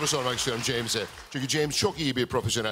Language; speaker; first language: Turkish; native; Turkish